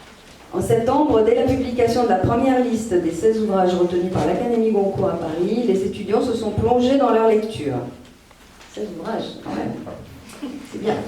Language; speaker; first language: French; native; French